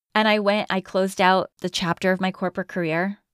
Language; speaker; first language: English; native; English